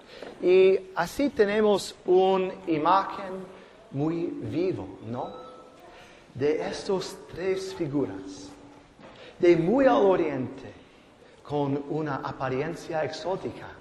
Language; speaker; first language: Spanish; non-native, fluent; English